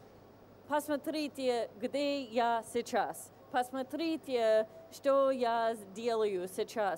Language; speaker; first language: Russian; non-native, fluent; English